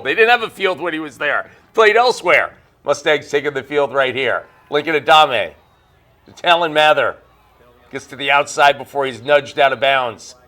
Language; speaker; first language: English; native; English